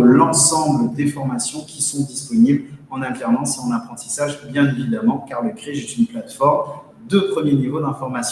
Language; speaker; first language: French; native; French